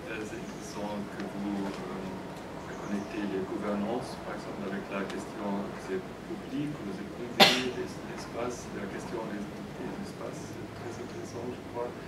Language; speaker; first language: French; non-native, fluent; German